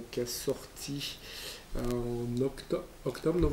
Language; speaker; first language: French; native; French